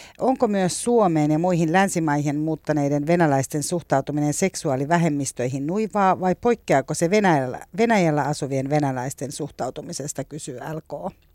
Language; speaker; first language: Finnish; native; Finnish